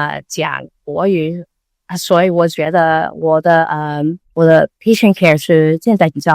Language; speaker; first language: Chinese; non-native, learner; Cantonese